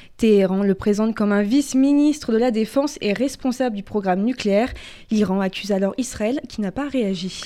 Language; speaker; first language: French; native; French